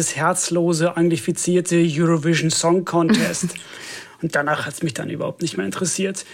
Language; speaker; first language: German; non-native, fluent; Finnish